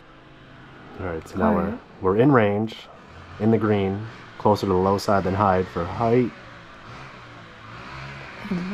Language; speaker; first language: English; native; English